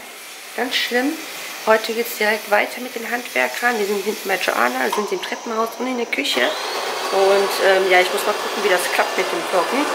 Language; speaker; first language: German; native; German